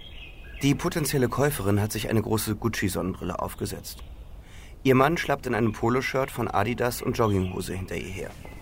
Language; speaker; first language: German; native; German